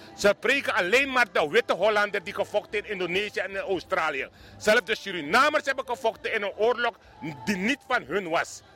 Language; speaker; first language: Dutch; non-native, local second language; Sranan Tongo